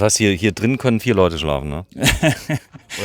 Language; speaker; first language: German; native; German